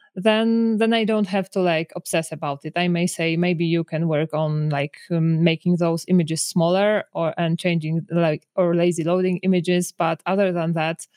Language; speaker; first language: English; non-native, fluent; Polish